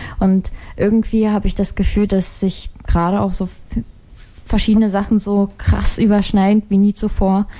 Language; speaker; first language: German; non-native, fluent; Ukrainian